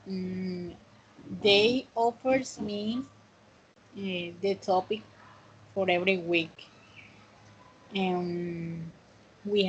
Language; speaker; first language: English; non-native, fluent; Spanish